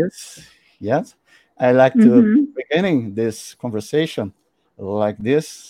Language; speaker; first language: English; non-native, learner; Portuguese